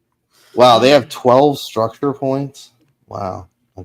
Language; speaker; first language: English; native; English